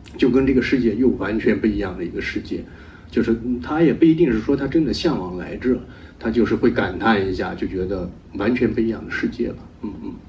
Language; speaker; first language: Chinese; native; Chinese